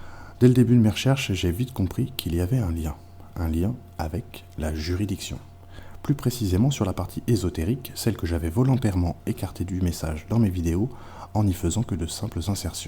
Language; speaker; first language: French; native; French